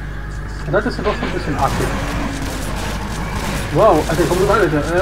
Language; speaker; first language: German; native; German